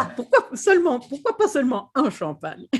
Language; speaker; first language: French; non-native, fluent; Swedish